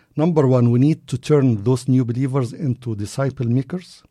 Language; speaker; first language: English; non-native, fluent; Arabic